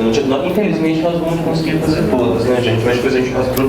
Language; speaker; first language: Portuguese; native; Portuguese